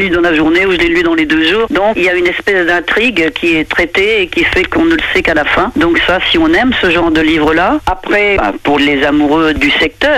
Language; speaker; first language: French; native; French